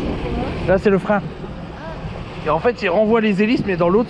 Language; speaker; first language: French; native; French